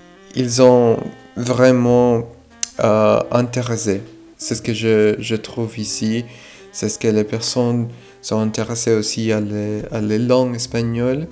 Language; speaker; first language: French; non-native, fluent; Spanish